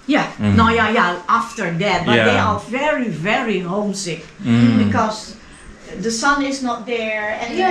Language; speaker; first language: English; non-native, learner; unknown